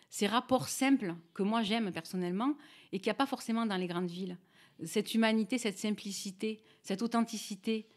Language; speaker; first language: French; native; French